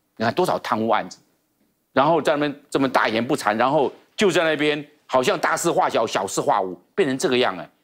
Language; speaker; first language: Chinese; native; Chinese